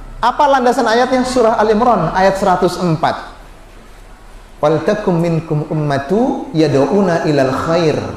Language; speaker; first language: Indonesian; native; Indonesian